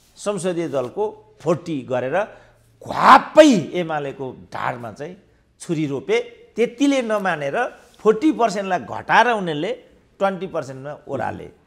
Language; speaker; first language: Nepali; native; Nepali